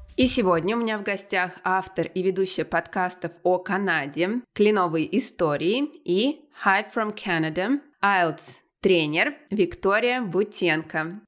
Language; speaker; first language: Russian; native; Russian